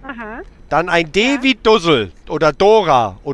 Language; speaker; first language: German; native; German